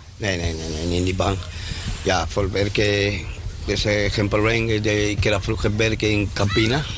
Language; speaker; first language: Dutch; non-native, learner; Spanish